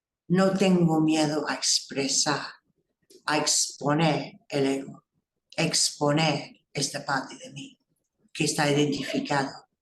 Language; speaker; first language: Spanish; non-native, fluent; English